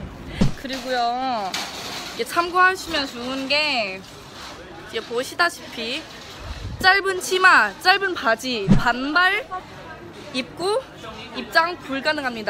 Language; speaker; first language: Korean; non-native, fluent; Thai